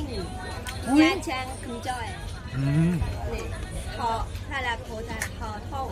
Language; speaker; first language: Korean; non-native, learner; Vietnamese